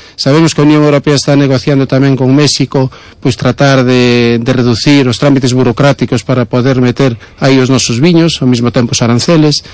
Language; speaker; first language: Galician; native; Galician